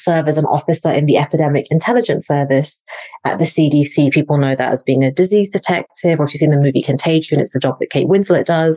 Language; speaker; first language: English; native; English